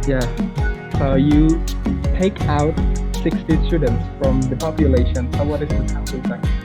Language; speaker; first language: English; non-native, fluent; Indonesian